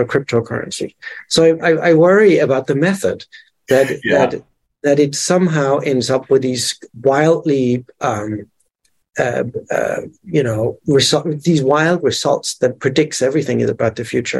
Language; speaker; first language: English; non-native, fluent; Danish